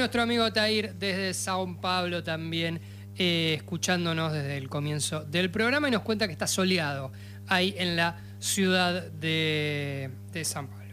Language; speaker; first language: Spanish; native; Spanish